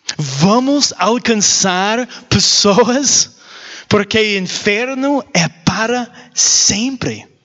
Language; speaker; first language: Portuguese; non-native, learner; English